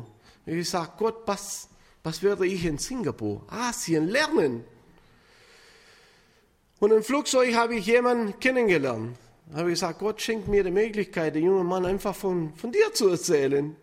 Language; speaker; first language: German; non-native, fluent; Spanish